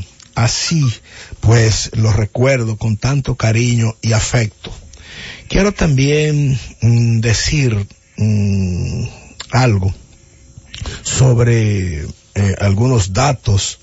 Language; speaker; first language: Spanish; native; Spanish